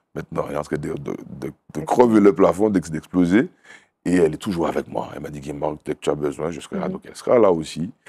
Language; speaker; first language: French; native; French